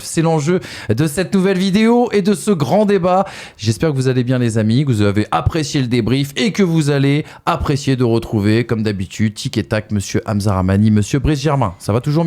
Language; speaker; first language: French; native; French